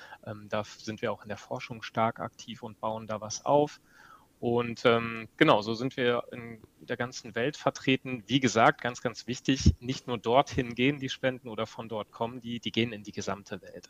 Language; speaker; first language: German; native; German